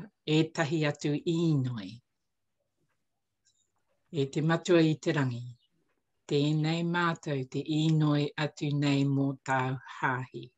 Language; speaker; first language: Māori; non-native, learner; English